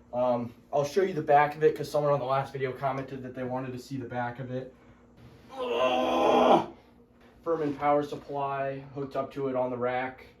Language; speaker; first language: English; native; English